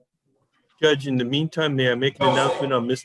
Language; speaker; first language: English; native; English